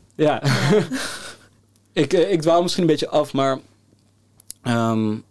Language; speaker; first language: Dutch; native; Dutch